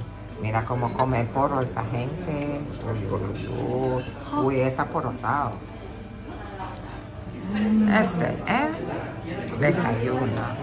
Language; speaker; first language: Spanish; non-native, learner; English